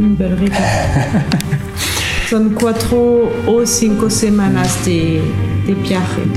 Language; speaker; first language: Spanish; non-native, fluent; French